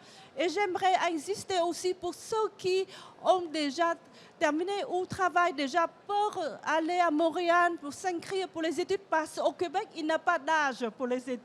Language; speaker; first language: French; non-native, fluent; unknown